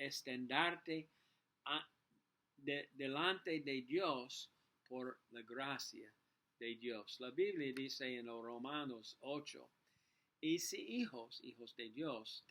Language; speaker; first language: Spanish; non-native, learner; English